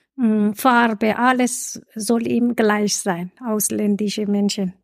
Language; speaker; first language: German; non-native, fluent; Persian